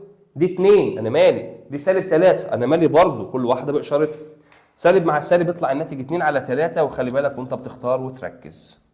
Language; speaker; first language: Arabic; native; Arabic